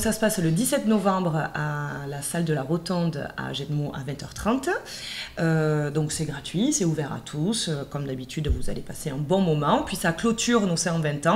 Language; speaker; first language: French; native; French